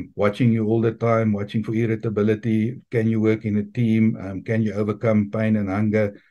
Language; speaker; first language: English; non-native, local second language; Afrikaans